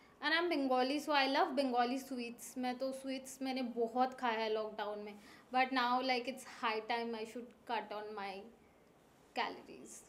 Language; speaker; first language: Hindi; non-native, local second language; Bangla